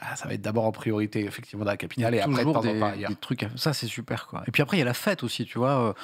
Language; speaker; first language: French; native; French